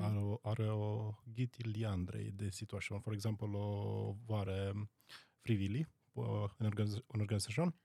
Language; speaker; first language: Norwegian; non-native, fluent; Romanian